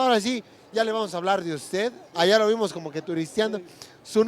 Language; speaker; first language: Spanish; native; Spanish